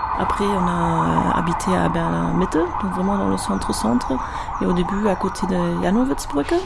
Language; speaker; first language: French; non-native, fluent; German